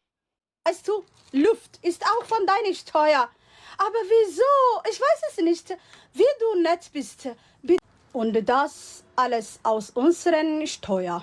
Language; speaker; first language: German; non-native, fluent; Somali